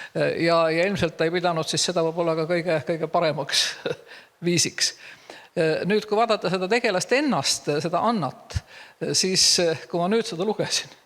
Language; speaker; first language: Estonian; native; Estonian